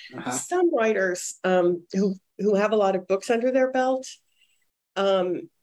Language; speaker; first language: English; native; English